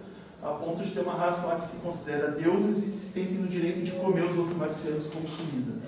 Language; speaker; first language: Portuguese; native; Portuguese